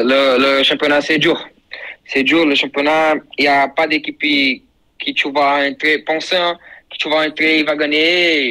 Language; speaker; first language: French; non-native, learner; Portuguese